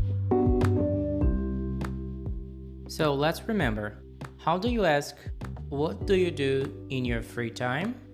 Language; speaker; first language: English; non-native, fluent; Portuguese